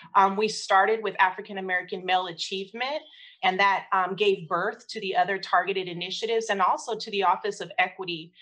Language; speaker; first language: English; native; English